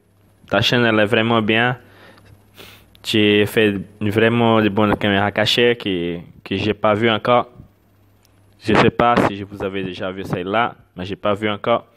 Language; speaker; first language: French; non-native, learner; Portuguese